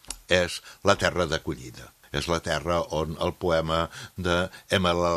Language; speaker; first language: Catalan; non-native, fluent; English